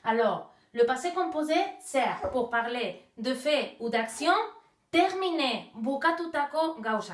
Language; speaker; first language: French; non-native, fluent; Basque